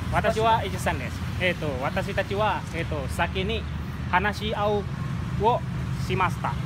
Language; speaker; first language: Japanese; non-native, learner; Indonesian